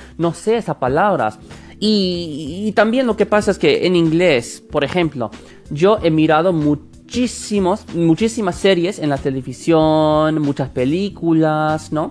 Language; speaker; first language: Spanish; non-native, fluent; English